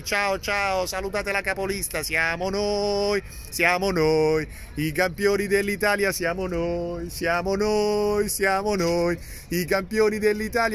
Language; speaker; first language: Italian; native; Italian